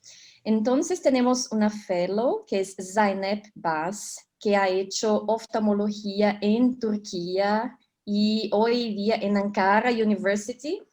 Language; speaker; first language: Spanish; non-native, fluent; Portuguese